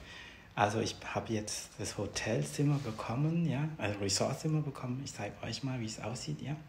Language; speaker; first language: German; non-native, fluent; Vietnamese